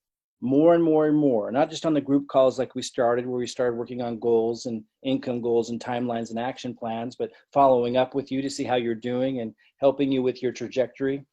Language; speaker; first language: English; native; English